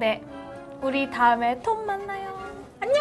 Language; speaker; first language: Korean; non-native, learner; English